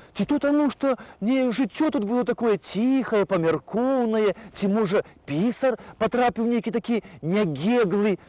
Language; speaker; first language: Belarusian; native; Belarusian